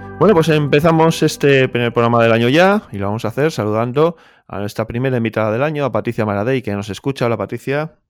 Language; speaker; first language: Spanish; native; Spanish